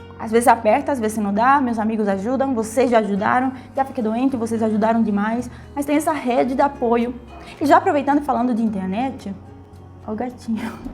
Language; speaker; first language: Portuguese; non-native, fluent; Spanish